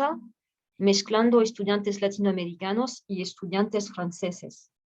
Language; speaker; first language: Spanish; non-native, fluent; French